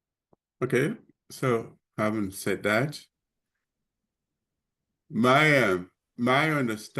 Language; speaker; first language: English; native; English